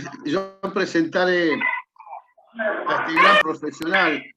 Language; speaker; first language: Spanish; native; Spanish